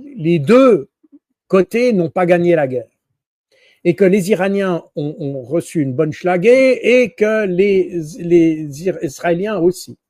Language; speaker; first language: French; native; French